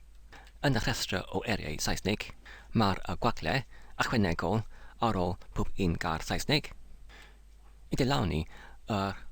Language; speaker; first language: Welsh; non-native, learner; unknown